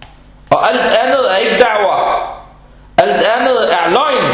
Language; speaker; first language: Danish; non-native, fluent; Arabic